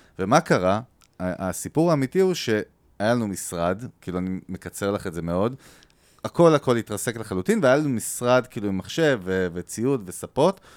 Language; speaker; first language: Hebrew; native; Hebrew